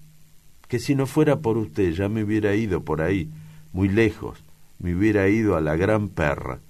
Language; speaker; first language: Spanish; native; Spanish